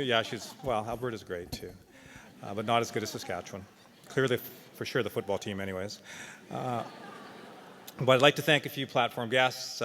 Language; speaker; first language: English; native; English